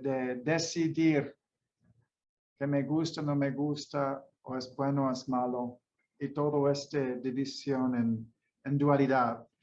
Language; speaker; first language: Spanish; non-native, fluent; English